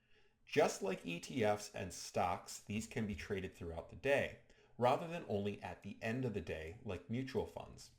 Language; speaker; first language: English; native; English